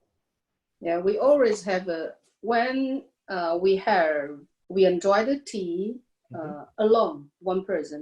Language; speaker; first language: English; non-native, learner; Chinese